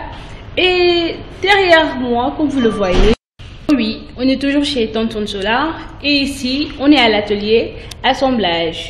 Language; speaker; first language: French; non-native, local second language; Wolof